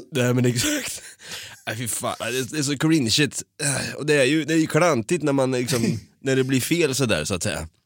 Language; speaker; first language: Swedish; native; Swedish